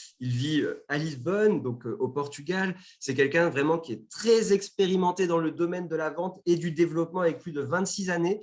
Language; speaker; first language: French; native; French